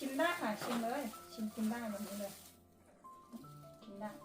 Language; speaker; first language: Thai; native; Thai